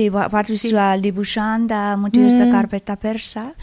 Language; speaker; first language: Catalan; non-native, fluent; Persian